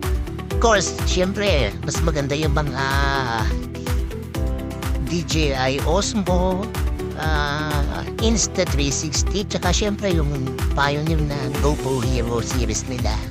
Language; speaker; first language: Filipino; native; Filipino